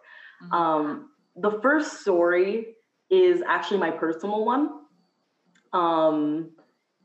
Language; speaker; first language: English; native; English